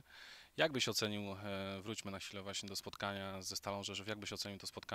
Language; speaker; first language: Polish; native; Polish